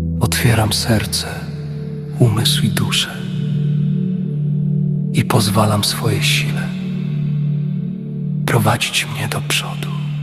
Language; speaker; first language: Polish; native; Polish